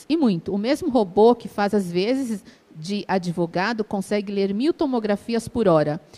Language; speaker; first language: Portuguese; native; Portuguese